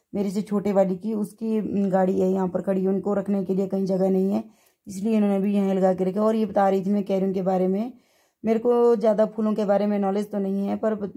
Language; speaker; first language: Hindi; native; Hindi